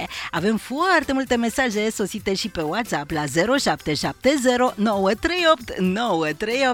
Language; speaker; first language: Romanian; native; Romanian